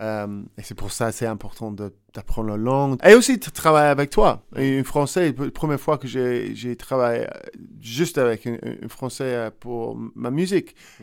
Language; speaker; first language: French; non-native, learner; English